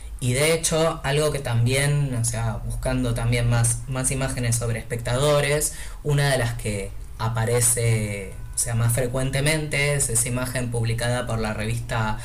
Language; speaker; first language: Spanish; native; Spanish